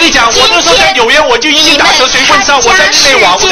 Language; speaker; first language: Chinese; native; Chinese